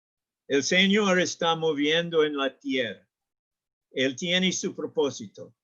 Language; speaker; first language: Spanish; non-native, learner; English